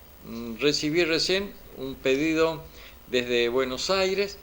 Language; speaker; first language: Spanish; native; Spanish